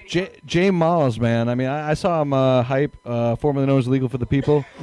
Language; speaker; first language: English; native; English